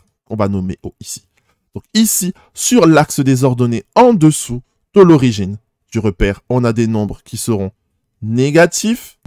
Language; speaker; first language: French; native; French